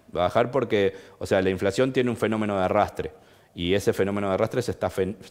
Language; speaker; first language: Spanish; native; Spanish